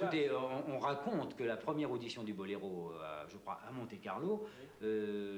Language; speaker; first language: French; native; French